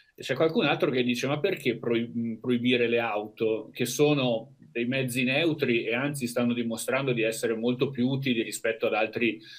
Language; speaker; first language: Italian; native; Italian